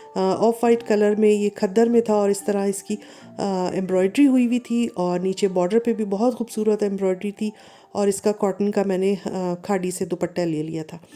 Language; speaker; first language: Urdu; native; Urdu